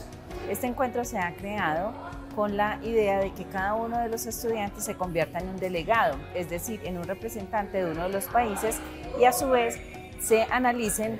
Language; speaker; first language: Spanish; native; Spanish